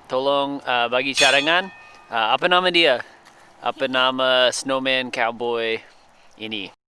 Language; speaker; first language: Malay; non-native, fluent; English